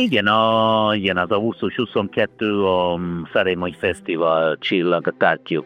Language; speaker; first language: Hungarian; non-native, fluent; Italian